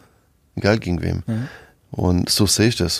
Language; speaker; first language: German; non-native, fluent; French